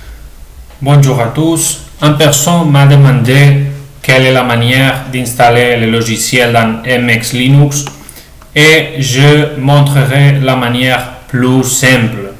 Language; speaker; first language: French; non-native, learner; Spanish